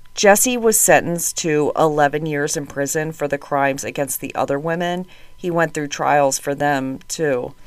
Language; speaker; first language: English; native; English